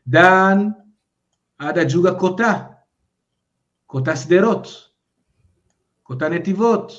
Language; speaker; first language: Indonesian; non-native, fluent; Hebrew